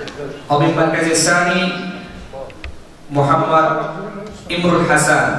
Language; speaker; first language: Arabic; non-native, learner; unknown